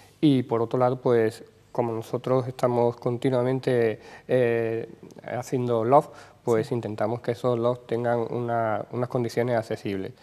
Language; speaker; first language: Spanish; native; Spanish